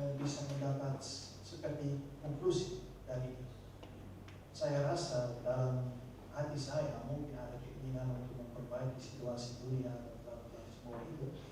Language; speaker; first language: Indonesian; non-native, fluent; Dutch